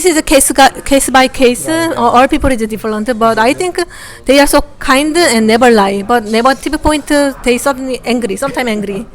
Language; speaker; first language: English; non-native, learner; Korean